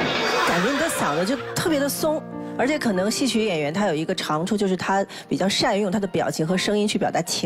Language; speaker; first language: Chinese; native; Chinese